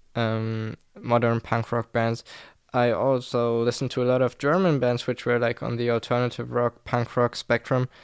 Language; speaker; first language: English; non-native, fluent; German